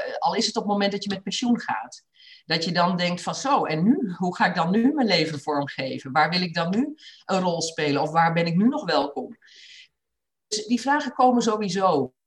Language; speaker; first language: Dutch; native; Dutch